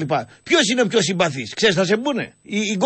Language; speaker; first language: Greek; native; Greek